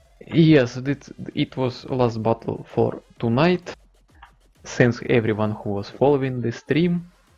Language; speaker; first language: English; non-native, learner; Russian